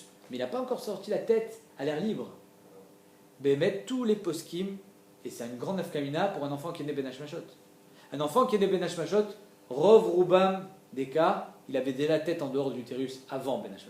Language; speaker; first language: French; native; French